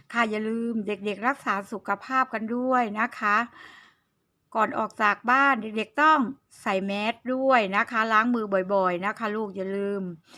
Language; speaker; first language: Thai; native; Thai